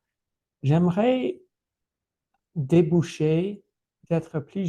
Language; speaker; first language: French; non-native, fluent; English